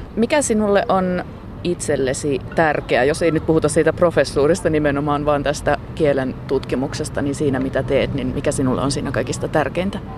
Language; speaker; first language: Finnish; native; Finnish